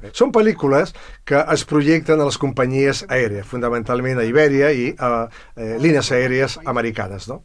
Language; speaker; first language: Catalan; native; Catalan